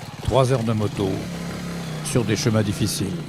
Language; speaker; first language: French; native; French